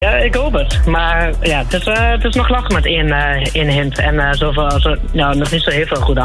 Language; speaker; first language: Dutch; native; Dutch